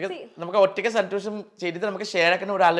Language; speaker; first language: Malayalam; non-native, fluent; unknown